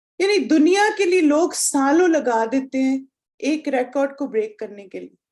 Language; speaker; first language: Urdu; native; Urdu